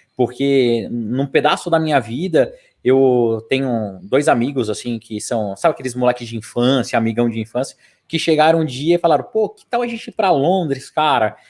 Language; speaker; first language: Portuguese; native; Portuguese